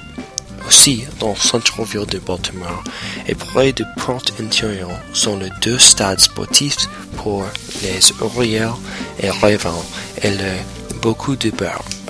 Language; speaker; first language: French; non-native, learner; English